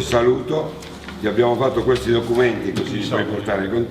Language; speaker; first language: Italian; native; Italian